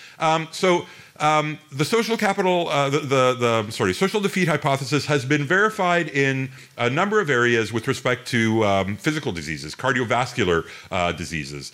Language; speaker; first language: English; native; English